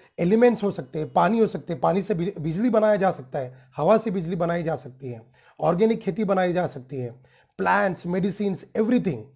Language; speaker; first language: Hindi; non-native, local second language; Marathi